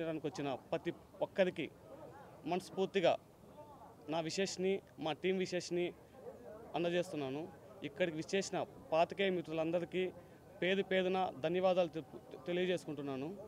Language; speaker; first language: Telugu; native; Telugu